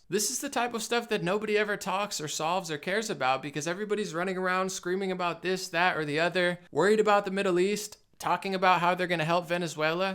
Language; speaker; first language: English; native; English